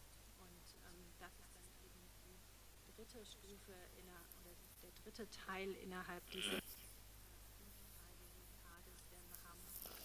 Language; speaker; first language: German; native; German